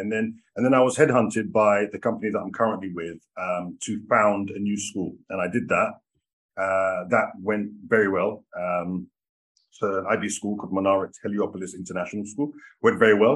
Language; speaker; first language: English; native; English